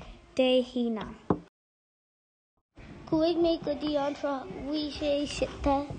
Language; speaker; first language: Irish; non-native, learner; English